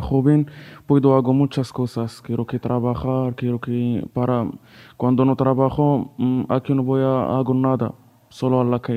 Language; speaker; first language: Spanish; non-native, learner; Arabic